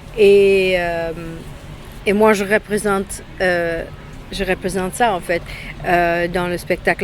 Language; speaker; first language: French; non-native, fluent; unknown